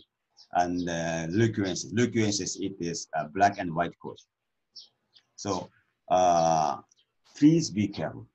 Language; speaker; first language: English; non-native, learner; Japanese